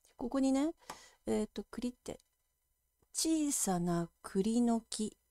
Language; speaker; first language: Japanese; native; Japanese